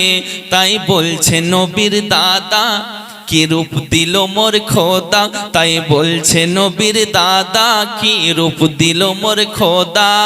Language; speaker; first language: Bangla; native; Bangla